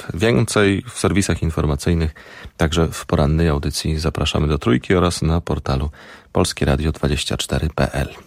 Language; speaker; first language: Polish; native; Polish